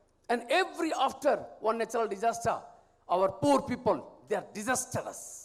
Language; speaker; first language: English; non-native, local second language; Bangla